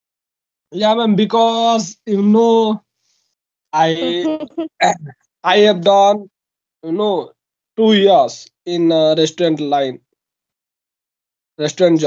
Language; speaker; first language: English; non-native, local second language; Hindi